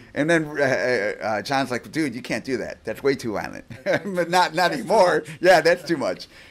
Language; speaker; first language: English; early bilingual, other home language; Spanish